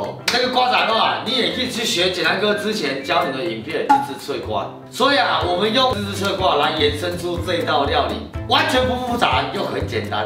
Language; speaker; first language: Chinese; native; Chinese